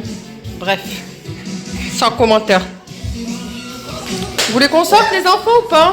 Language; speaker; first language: French; native; French